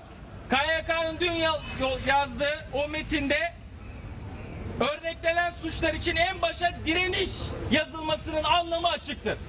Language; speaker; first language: Turkish; native; Turkish